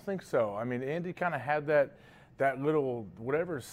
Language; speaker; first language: English; native; English